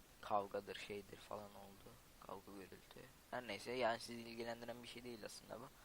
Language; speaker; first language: Turkish; native; Turkish